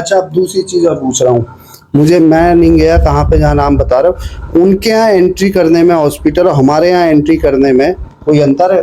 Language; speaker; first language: Hindi; native; Hindi